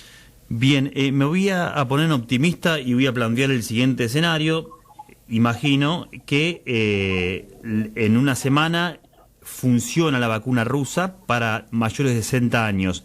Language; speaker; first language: Spanish; native; Spanish